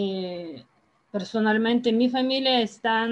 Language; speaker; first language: Spanish; non-native, fluent; Ukrainian